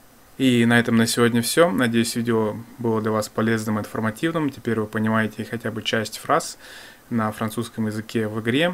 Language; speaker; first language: Russian; native; Russian